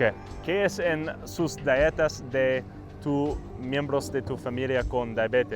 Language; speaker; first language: Spanish; non-native, learner; English